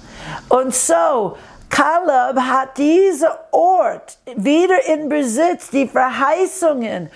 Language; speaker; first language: German; non-native, fluent; English